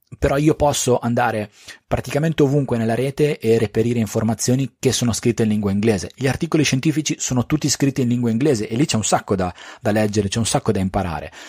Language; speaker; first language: Italian; native; Italian